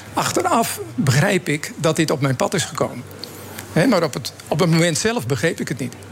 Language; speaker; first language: Dutch; native; Dutch